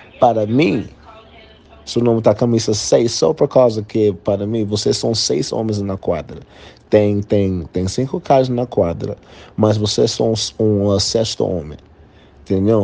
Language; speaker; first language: Portuguese; non-native, learner; English